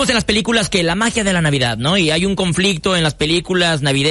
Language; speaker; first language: Spanish; native; Spanish